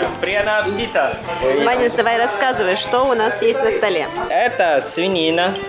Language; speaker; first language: Russian; non-native, fluent; Chinese